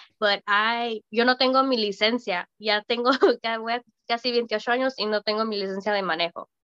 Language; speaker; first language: Spanish; early bilingual, heritage; Spanish